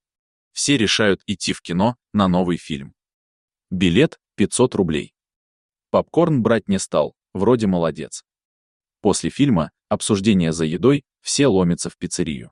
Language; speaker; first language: Russian; native; Russian